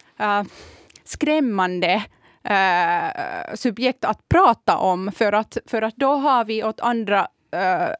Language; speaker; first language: Swedish; non-native, fluent; Kurdish